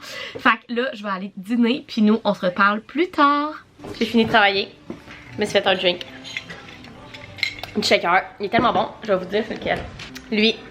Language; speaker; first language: French; native; French